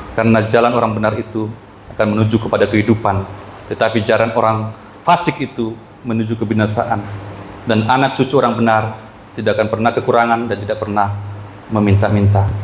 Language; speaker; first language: Indonesian; non-native, local second language; Batak Toba